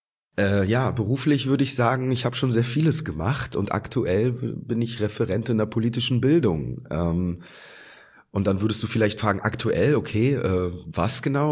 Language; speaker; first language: German; native; German